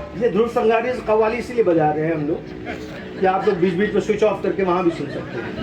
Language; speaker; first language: Urdu; native; Urdu